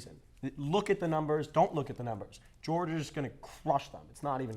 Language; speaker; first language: English; native; English